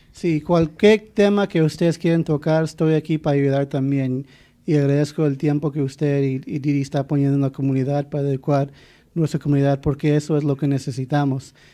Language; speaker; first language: Spanish; non-native, fluent; English